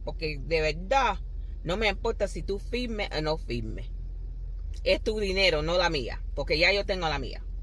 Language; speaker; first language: Spanish; early bilingual, heritage; English